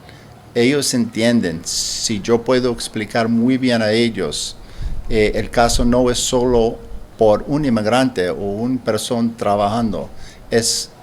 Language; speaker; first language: Spanish; non-native, learner; English